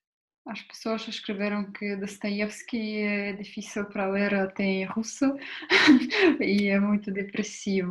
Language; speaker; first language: Portuguese; non-native, fluent; Russian